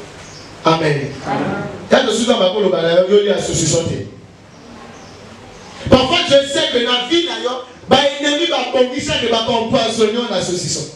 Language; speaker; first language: French; non-native, local second language; Lingala